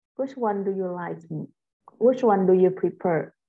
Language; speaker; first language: English; non-native, fluent; Vietnamese